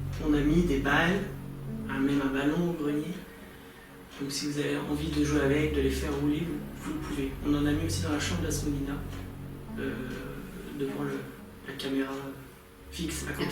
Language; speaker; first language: French; native; French